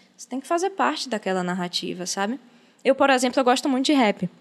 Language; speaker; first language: Portuguese; native; Portuguese